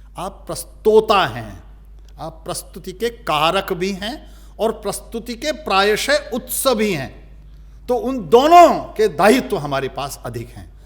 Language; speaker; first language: Hindi; native; Hindi